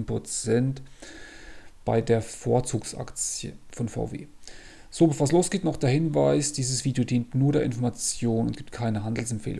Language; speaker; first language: German; native; German